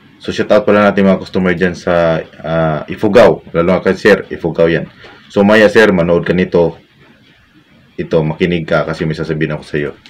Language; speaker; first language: Filipino; non-native, local second language; Cebuano